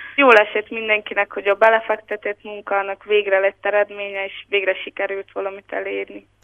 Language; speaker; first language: Hungarian; native; Hungarian